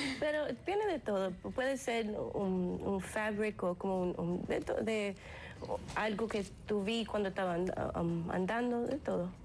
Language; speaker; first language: Spanish; early bilingual, heritage; English